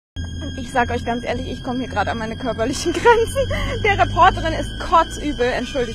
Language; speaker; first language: German; native; German